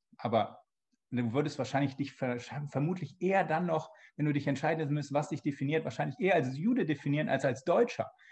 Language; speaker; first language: German; native; German